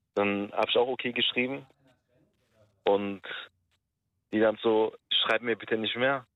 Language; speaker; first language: German; early bilingual, other home language; Turkish